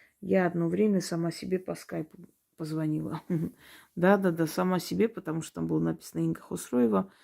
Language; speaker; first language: Russian; native; Russian